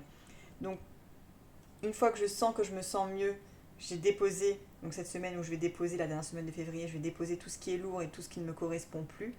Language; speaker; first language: French; native; French